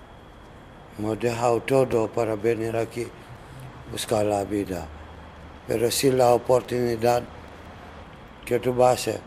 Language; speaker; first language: Spanish; non-native, learner; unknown